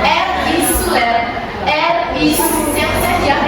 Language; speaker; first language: German; non-native, learner; Indonesian